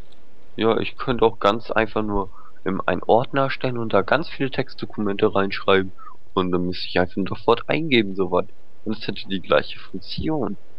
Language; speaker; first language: German; native; German